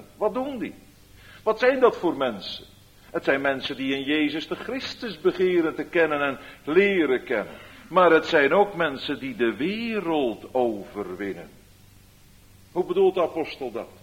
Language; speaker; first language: Dutch; native; Dutch